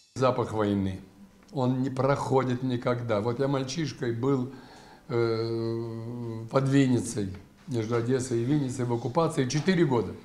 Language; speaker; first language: Russian; native; Russian